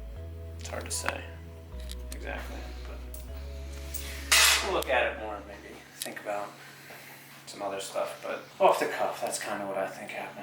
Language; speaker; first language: English; native; English